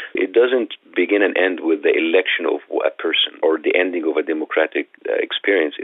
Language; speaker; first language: English; non-native, fluent; Arabic